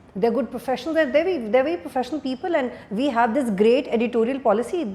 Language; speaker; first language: English; non-native, local second language; Urdu